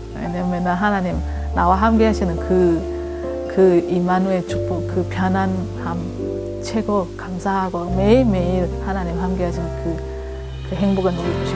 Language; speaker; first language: Korean; non-native, fluent; Indonesian